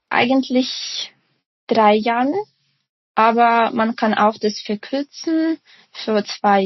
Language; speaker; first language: German; non-native, fluent; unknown